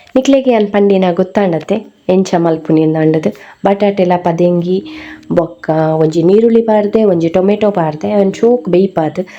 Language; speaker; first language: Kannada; non-native, local second language; Tulu